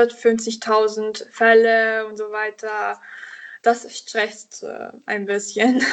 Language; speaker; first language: German; non-native, learner; Italian